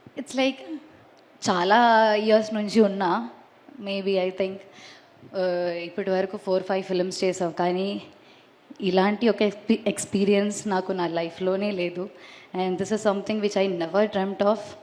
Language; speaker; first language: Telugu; non-native, learner; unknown